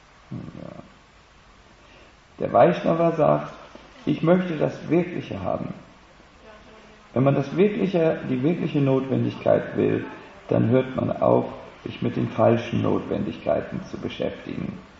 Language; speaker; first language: German; native; German